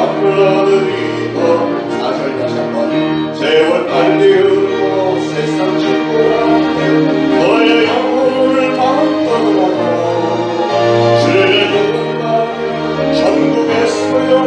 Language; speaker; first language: Korean; native; Korean